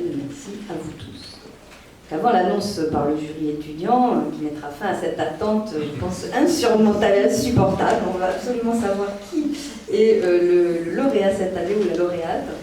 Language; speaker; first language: French; native; French